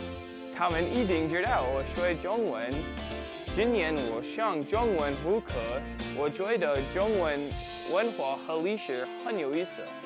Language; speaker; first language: Chinese; non-native, learner; English